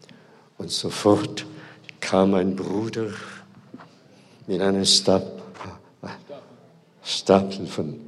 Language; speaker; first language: German; non-native, fluent; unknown